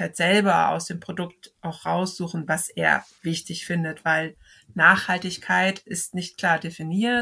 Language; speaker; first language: German; native; German